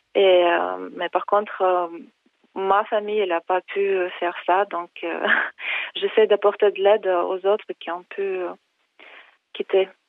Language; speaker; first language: French; non-native, fluent; Ukrainian